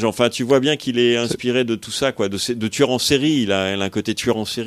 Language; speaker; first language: French; native; French